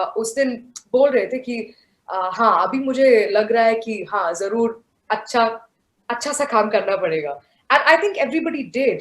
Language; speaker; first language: Hindi; non-native, local second language; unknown